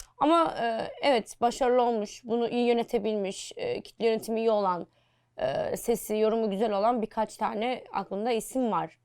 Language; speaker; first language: Turkish; native; Turkish